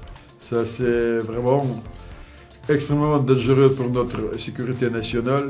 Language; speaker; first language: French; non-native, fluent; Russian